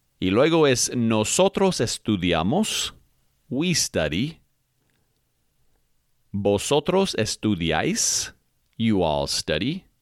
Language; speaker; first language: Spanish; non-native, fluent; English